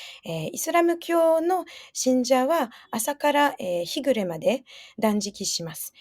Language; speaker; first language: Japanese; non-native, fluent; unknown